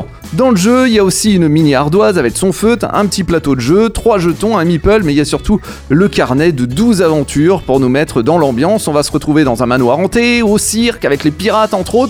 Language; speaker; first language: French; native; French